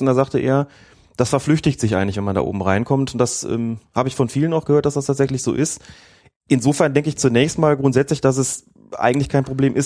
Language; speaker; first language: German; native; German